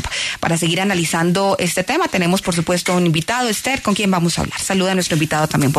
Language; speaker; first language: Spanish; native; Spanish